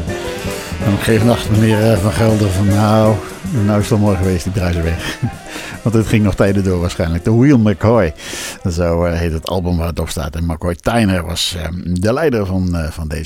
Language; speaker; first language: Dutch; native; Dutch